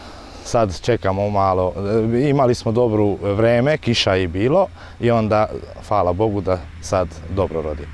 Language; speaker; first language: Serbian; non-native, local second language; Hungarian